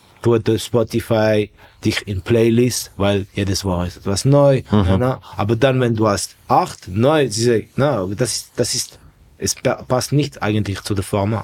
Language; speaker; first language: German; non-native, fluent; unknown